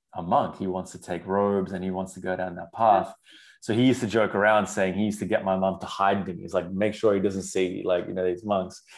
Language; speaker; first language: English; non-native, local second language; Sinhala